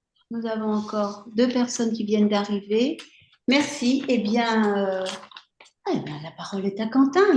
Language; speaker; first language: French; native; French